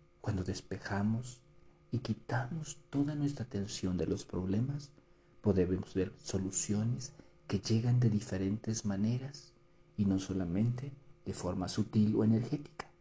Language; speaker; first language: Spanish; native; Spanish